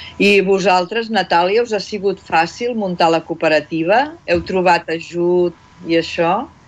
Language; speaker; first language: Catalan; native; Catalan